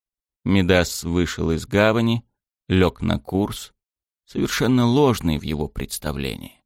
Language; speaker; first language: Russian; native; Russian